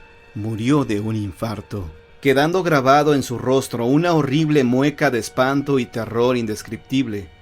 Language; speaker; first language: Spanish; native; Spanish